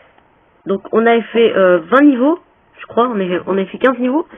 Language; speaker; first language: French; native; French